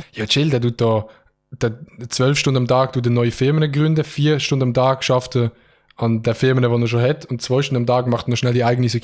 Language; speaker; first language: German; native; German